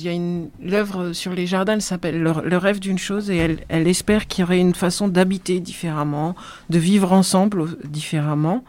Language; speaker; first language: French; native; French